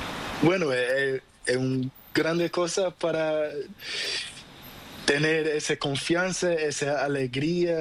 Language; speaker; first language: Spanish; non-native, learner; Portuguese